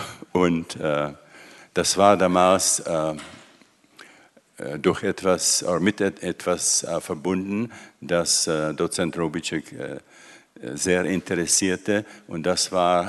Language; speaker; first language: German; non-native, fluent; Czech